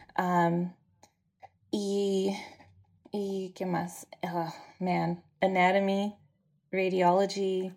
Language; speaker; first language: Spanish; early bilingual, heritage; Spanish